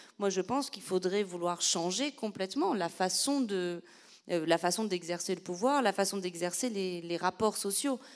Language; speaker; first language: French; native; French